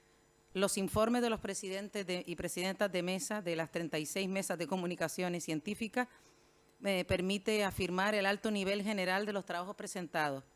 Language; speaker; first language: Spanish; native; Spanish